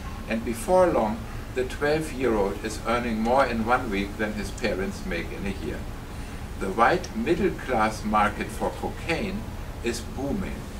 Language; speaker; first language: English; non-native, fluent; German